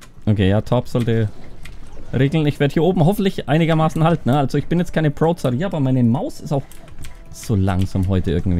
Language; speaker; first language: German; native; German